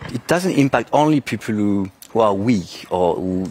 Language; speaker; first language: English; non-native, fluent; French